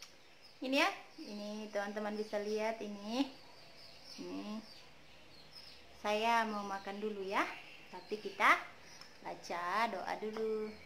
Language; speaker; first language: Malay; non-native, local second language; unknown